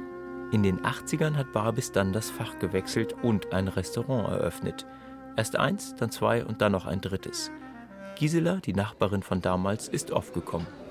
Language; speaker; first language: German; native; German